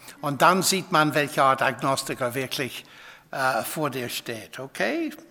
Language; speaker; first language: German; non-native, fluent; English